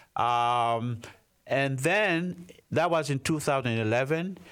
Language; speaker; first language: English; non-native, fluent; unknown